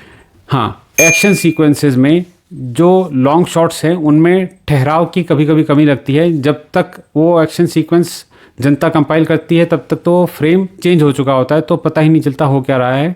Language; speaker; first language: Hindi; native; Hindi